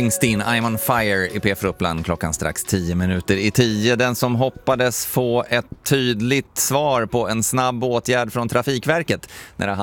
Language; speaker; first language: Swedish; native; Swedish